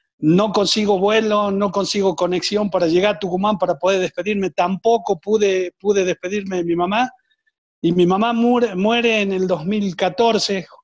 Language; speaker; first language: Spanish; native; Spanish